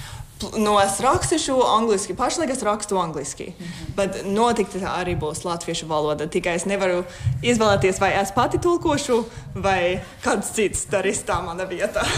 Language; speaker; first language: Latvian; non-native, fluent; English